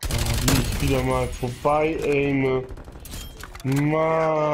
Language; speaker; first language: German; native; German